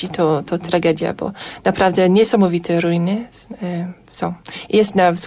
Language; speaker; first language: Polish; non-native, fluent; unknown